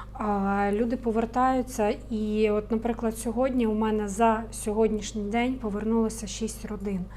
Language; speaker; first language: Ukrainian; native; Ukrainian